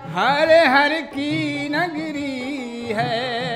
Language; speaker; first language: Hindi; native; Hindi